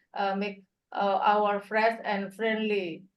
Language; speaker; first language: English; non-native, learner; Indonesian